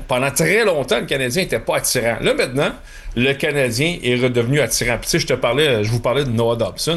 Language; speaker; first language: French; native; French